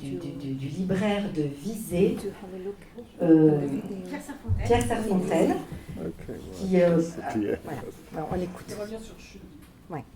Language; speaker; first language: French; native; French